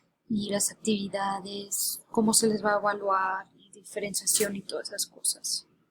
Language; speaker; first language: Spanish; early bilingual, heritage; Spanish